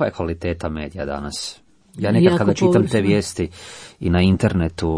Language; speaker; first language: Croatian; native; Croatian